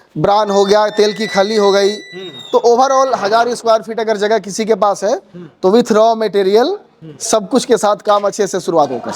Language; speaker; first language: Hindi; native; Hindi